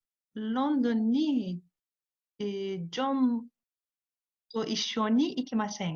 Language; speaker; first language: Japanese; non-native, learner; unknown